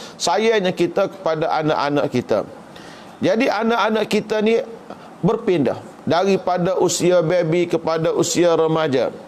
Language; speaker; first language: Malay; native; Malay